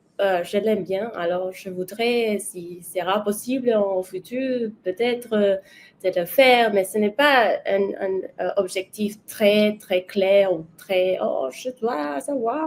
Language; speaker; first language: French; non-native, learner; Spanish